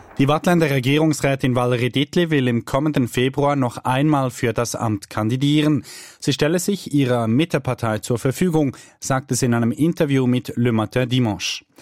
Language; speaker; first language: German; native; German